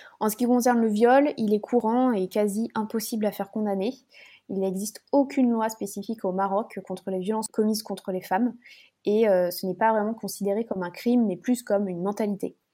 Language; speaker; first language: French; native; French